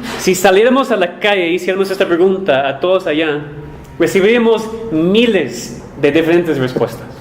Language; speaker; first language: Spanish; non-native, fluent; English